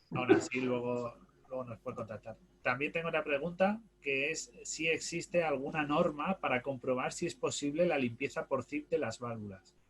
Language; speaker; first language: Spanish; native; Spanish